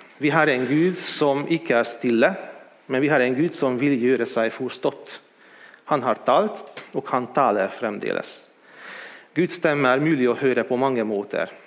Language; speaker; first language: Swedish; non-native, fluent; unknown